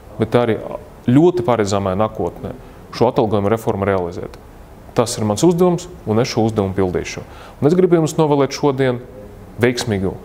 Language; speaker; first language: Latvian; non-native, local second language; Russian